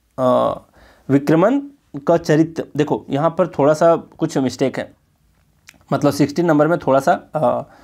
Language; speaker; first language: Hindi; native; Hindi